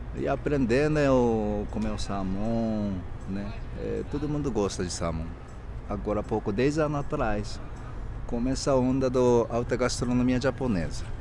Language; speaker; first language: Portuguese; non-native, fluent; Japanese